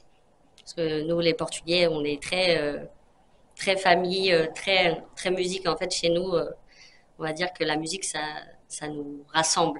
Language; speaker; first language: French; native; French